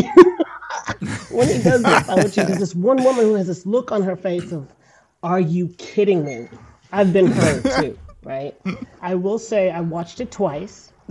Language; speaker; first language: English; native; English